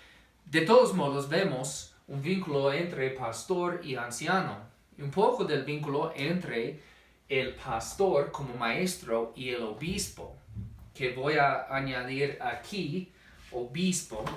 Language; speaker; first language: Spanish; non-native, fluent; English